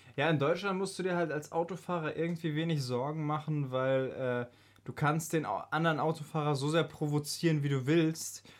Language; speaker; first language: German; native; German